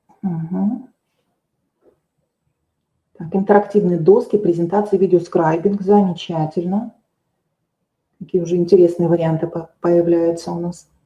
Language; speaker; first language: Russian; native; Russian